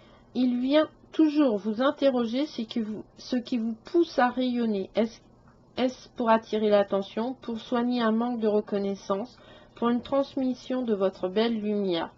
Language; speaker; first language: French; native; French